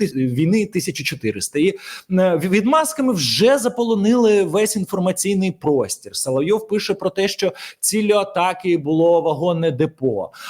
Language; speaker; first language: Ukrainian; native; Ukrainian